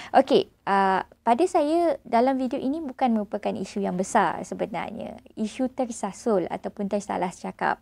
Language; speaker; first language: Malay; non-native, local second language; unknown